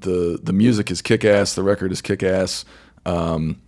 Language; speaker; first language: English; native; English